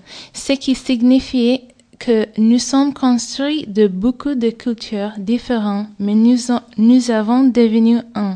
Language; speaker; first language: French; non-native, fluent; English